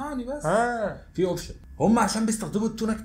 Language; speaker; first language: Arabic; native; Arabic